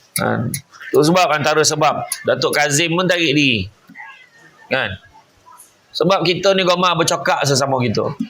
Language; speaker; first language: Malay; native; Malay